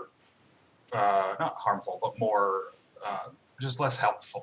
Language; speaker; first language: English; native; English